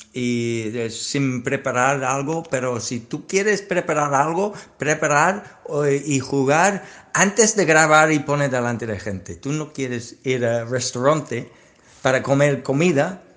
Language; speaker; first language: Spanish; non-native, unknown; English